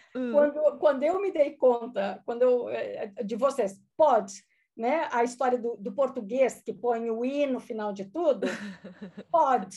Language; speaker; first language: Portuguese; non-native, local second language; German